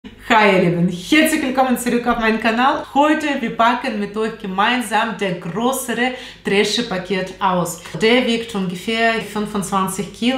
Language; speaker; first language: German; non-native, learner; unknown